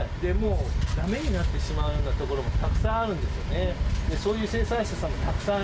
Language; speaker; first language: Japanese; native; Japanese